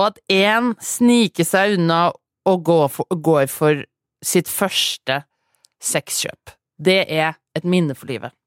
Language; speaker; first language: Norwegian; native; Norwegian